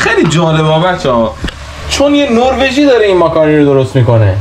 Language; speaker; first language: Persian; native; Persian